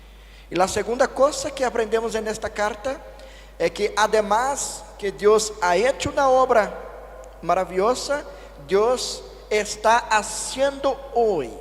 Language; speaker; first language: Spanish; non-native, fluent; Portuguese